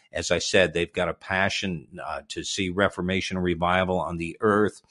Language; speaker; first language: English; native; English